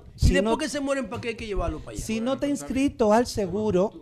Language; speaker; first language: Spanish; native; Spanish